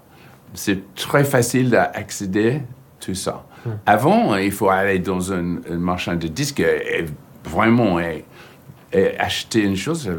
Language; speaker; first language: French; non-native, fluent; English